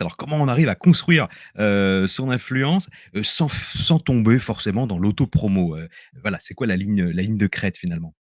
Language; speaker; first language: French; native; French